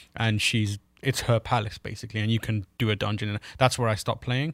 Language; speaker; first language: English; native; English